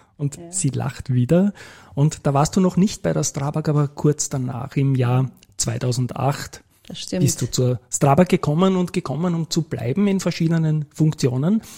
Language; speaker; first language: German; native; German